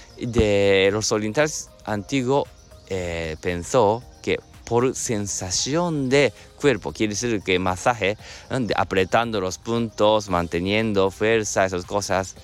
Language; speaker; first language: Spanish; non-native, learner; Japanese